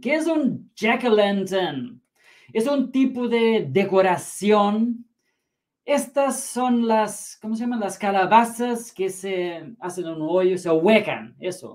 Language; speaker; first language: Spanish; non-native, fluent; English